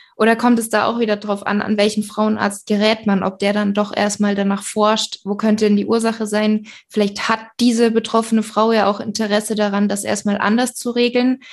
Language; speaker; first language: German; native; German